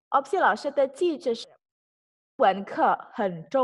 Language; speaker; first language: Chinese; non-native, fluent; Indonesian